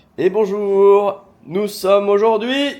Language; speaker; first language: French; native; French